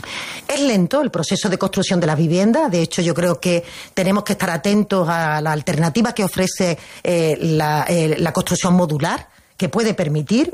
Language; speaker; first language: Spanish; native; Spanish